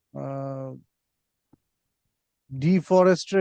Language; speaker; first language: English; non-native, fluent; Bangla